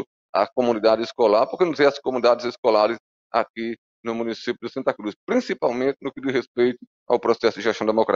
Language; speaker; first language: Portuguese; native; Portuguese